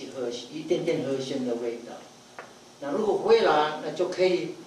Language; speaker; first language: Chinese; non-native, fluent; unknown